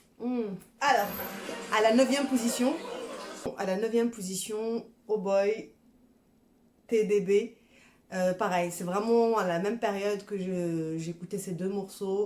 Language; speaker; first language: French; native; French